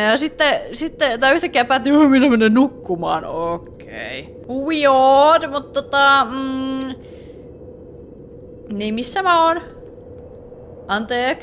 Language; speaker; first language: Finnish; native; Finnish